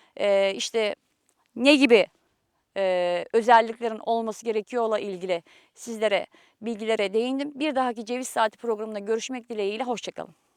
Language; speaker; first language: Turkish; native; Turkish